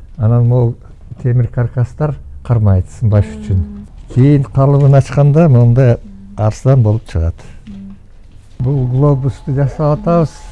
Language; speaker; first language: Kyrgyz; non-native, local second language; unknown